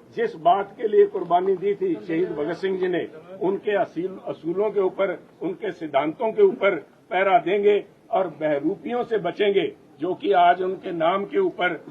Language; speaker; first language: Hindi; non-native, local second language; Punjabi